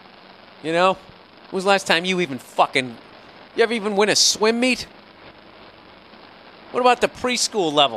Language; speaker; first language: English; native; English